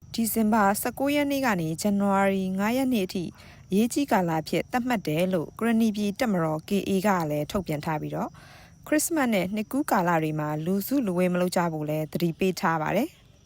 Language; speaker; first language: Burmese; native; Burmese